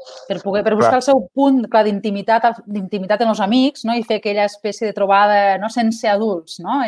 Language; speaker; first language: Catalan; native; Catalan